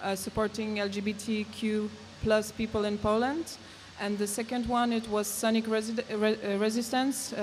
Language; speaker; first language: English; non-native, learner; Polish